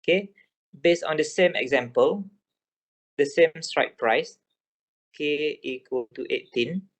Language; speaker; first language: English; non-native, local second language; Malay